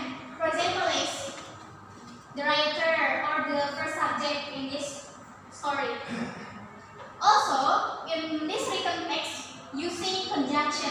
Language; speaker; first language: English; non-native, learner; Indonesian